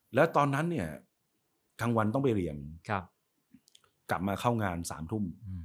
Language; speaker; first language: Thai; native; Thai